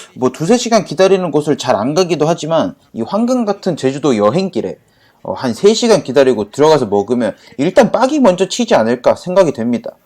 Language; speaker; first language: Korean; native; Korean